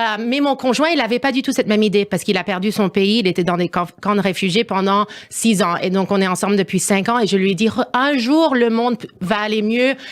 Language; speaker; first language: French; non-native, fluent; English